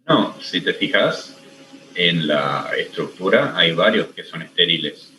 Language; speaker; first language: Spanish; native; Spanish